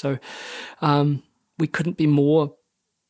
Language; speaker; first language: English; native; English